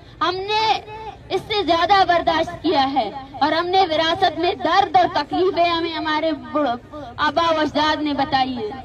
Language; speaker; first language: Urdu; non-native, local second language; Baluchi